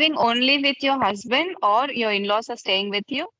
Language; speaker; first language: English; non-native, fluent; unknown